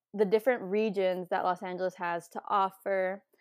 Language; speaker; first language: English; native; English